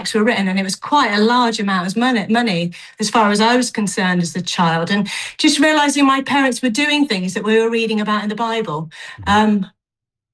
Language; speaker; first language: English; native; English